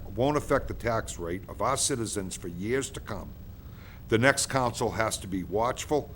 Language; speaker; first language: English; native; English